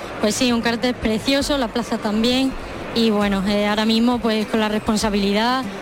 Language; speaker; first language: Spanish; native; Spanish